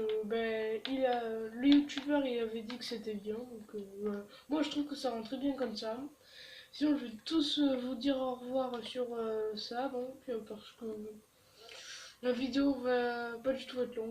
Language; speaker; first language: French; native; French